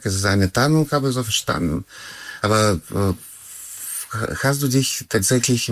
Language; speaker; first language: German; non-native, learner; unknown